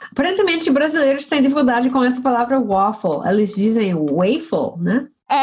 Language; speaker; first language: Portuguese; non-native, learner; English